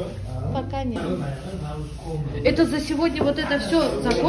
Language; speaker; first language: Russian; native; Russian